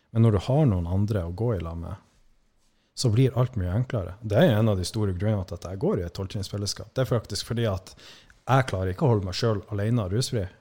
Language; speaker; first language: Norwegian; native; Norwegian